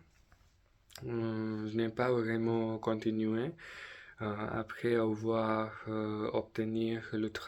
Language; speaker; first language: French; non-native, learner; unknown